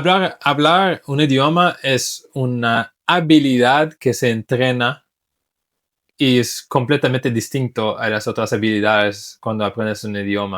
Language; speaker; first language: Spanish; non-native, fluent; English